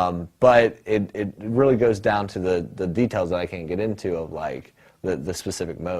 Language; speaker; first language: English; native; English